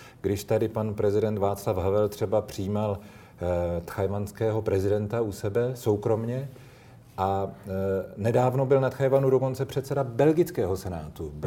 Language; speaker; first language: Czech; native; Czech